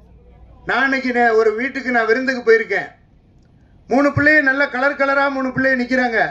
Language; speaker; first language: Tamil; native; Tamil